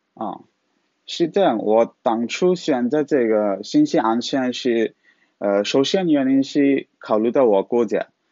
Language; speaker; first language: Chinese; non-native, fluent; Bangla